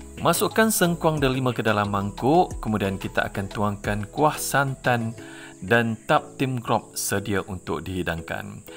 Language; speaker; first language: Malay; native; Malay